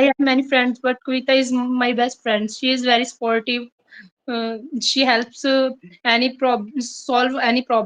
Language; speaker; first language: English; non-native, learner; Haryanvi